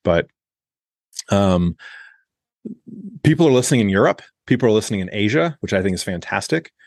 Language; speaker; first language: English; native; English